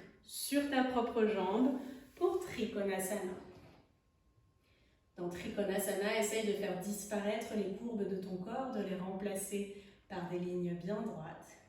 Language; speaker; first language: French; native; French